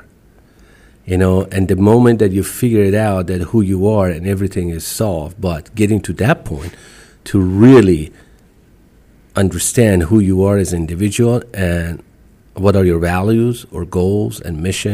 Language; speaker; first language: English; non-native, fluent; Persian